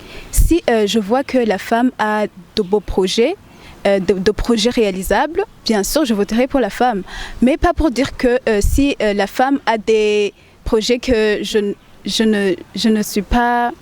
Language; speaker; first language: French; non-native, local second language; Rundi